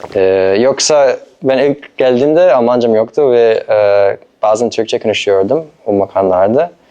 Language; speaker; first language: Turkish; non-native, fluent; English